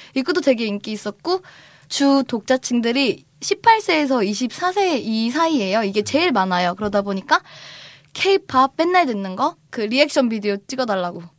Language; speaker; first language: Korean; native; Korean